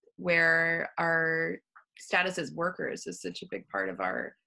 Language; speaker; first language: English; native; English